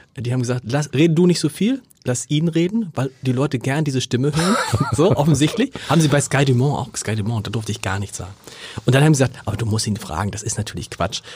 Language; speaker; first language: German; native; German